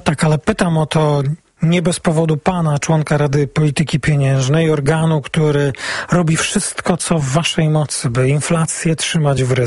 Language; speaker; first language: Polish; native; Polish